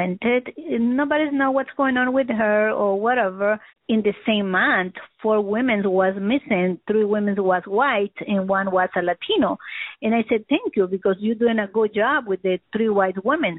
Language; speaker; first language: English; non-native, learner; Spanish